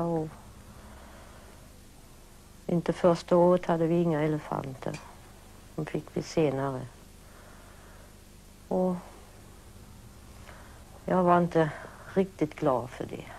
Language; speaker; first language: Swedish; early bilingual, other home language; German